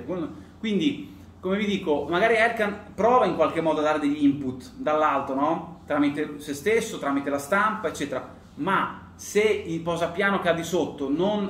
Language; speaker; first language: Italian; native; Italian